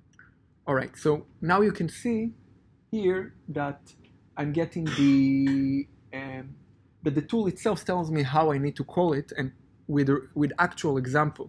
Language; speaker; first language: English; non-native, fluent; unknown